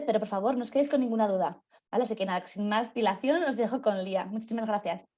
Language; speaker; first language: Spanish; native; Spanish